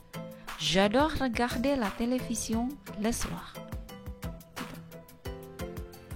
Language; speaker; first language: French; non-native, fluent; Indonesian